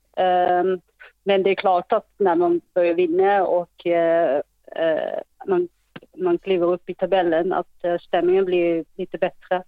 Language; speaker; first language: Swedish; non-native, fluent; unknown